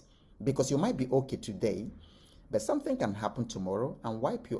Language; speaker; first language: English; non-native, local second language; Igbo